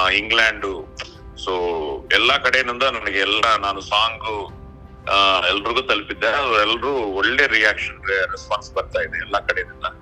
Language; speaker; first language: Kannada; non-native, local second language; Telugu